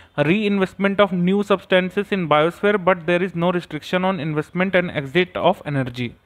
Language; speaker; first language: Hindi; native; Hindi